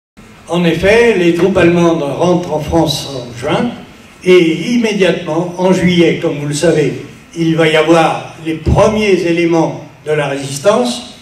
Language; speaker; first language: French; native; French